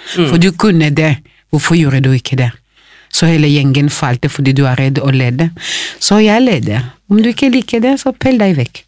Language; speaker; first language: Norwegian; non-native, fluent; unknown